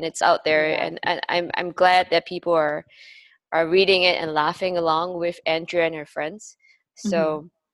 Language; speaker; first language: English; non-native, local second language; Cantonese